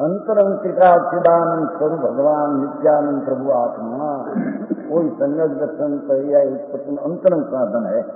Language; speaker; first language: Hindi; non-native, local second language; Gujarati